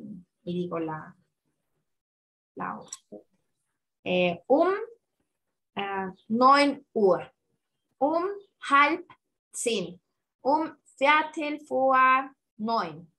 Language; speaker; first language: German; non-native, fluent; Spanish